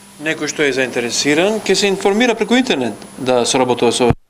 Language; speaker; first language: Macedonian; native; Macedonian